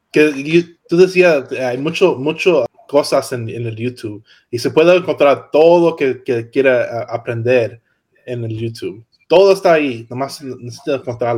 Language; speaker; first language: Spanish; non-native, learner; English